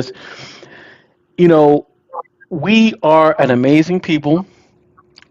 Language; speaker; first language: English; native; English